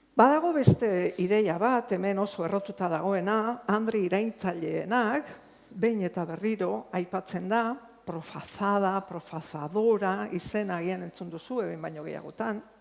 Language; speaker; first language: Basque; native; Basque